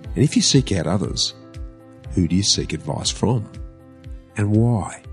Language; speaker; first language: English; native; English